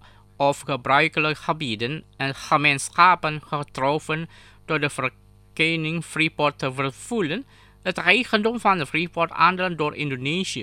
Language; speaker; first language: Dutch; non-native, fluent; Indonesian